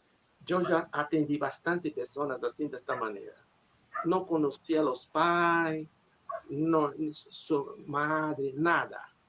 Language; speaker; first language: Spanish; non-native, learner; Portuguese